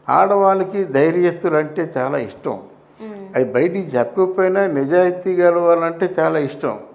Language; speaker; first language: Telugu; native; Telugu